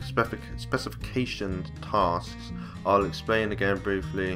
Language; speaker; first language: English; native; English